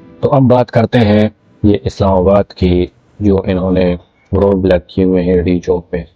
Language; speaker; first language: Urdu; non-native, local second language; Pashto